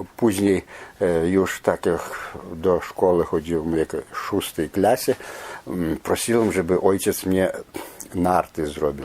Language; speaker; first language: Polish; non-native, fluent; Belarusian